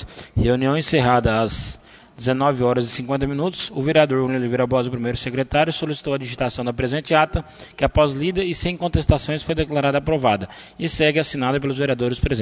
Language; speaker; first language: Portuguese; native; Portuguese